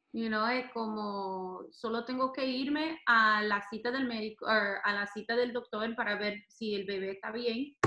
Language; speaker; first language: Spanish; non-native, fluent; English